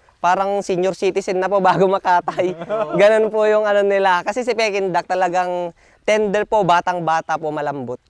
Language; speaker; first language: Filipino; native; Filipino